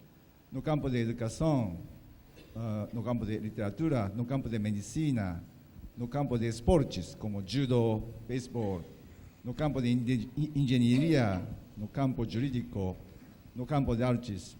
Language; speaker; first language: Portuguese; non-native, fluent; Japanese